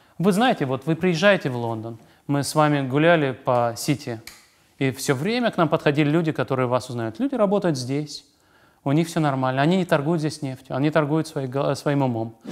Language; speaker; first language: Russian; native; Russian